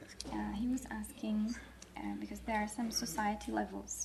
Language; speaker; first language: English; non-native, fluent; Czech